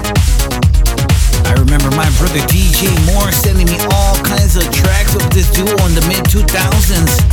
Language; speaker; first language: English; native; English